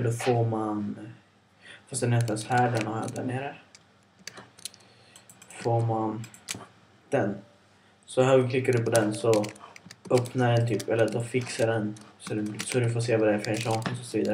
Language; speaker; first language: Swedish; native; Swedish